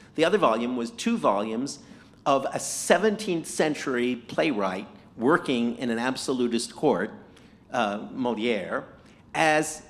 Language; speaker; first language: English; native; English